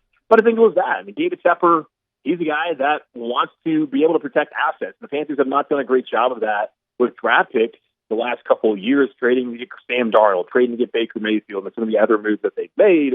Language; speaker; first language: English; native; English